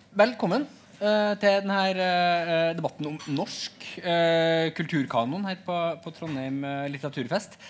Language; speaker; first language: Norwegian; native; Norwegian